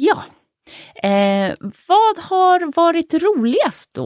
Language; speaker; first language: Swedish; native; Swedish